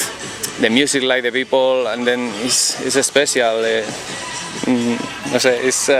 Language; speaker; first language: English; non-native, learner; Spanish